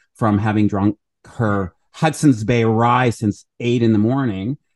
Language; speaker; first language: English; native; English